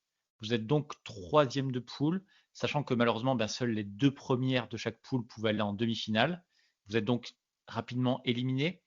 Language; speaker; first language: French; native; French